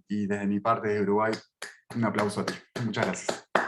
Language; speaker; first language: Spanish; native; Spanish